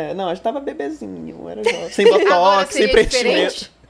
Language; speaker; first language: Portuguese; native; Portuguese